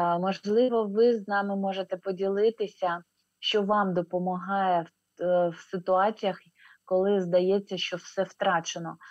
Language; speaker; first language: Ukrainian; non-native, local second language; Russian